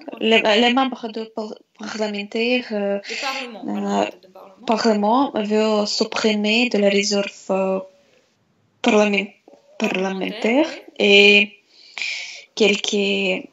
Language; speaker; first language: French; non-native, learner; Russian